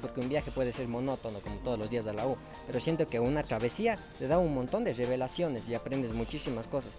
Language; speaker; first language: Spanish; native; Spanish